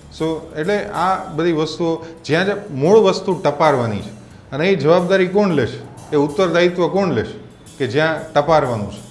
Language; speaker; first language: Gujarati; native; Gujarati